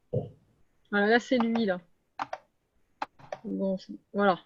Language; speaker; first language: French; native; French